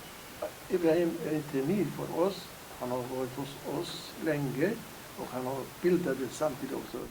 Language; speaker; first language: Swedish; non-native, fluent; Somali